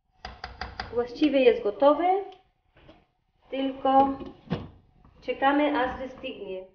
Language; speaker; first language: Polish; non-native, learner; Spanish